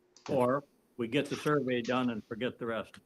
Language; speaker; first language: English; native; English